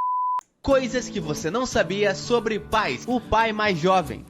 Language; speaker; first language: Portuguese; native; Portuguese